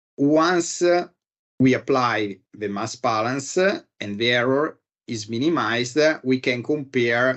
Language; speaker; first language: English; non-native, fluent; Italian